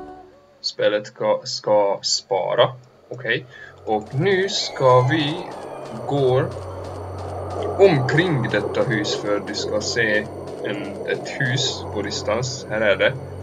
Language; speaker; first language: Swedish; non-native, learner; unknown